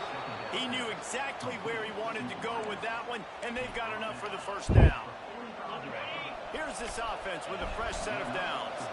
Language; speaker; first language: English; native; English